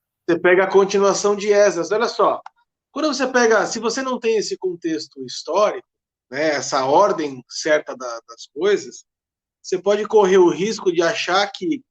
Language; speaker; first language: Portuguese; native; Portuguese